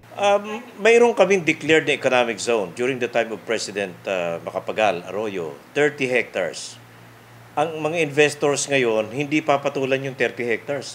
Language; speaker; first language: Filipino; non-native, local second language; Bikol